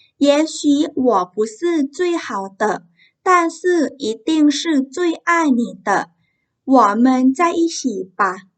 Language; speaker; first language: Chinese; non-native, fluent; Thai